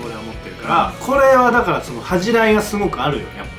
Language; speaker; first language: Japanese; native; Japanese